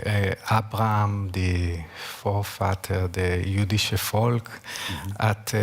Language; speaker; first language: German; non-native, learner; Hebrew